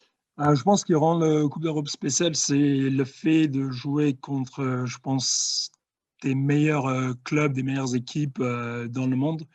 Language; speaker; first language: French; non-native, fluent; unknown